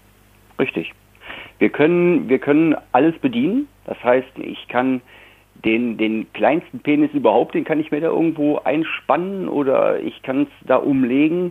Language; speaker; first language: German; native; German